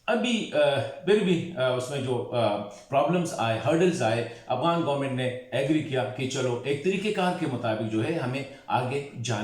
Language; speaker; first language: Hindi; non-native, local second language; Pashto